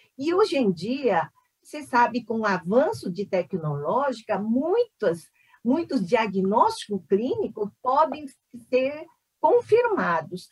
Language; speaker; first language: Portuguese; early bilingual, other home language; Korean